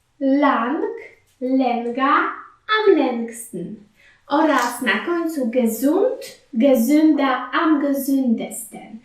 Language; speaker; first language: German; non-native, fluent; Polish